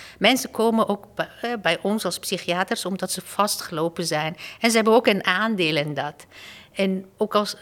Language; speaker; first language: Dutch; non-native, fluent; Persian